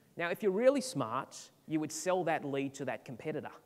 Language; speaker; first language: English; native; English